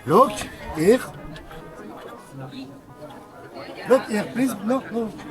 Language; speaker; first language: English; non-native, learner; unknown